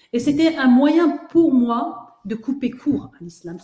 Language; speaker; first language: French; native; French